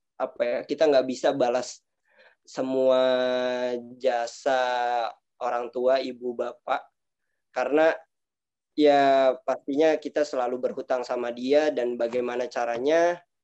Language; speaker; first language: Indonesian; native; Indonesian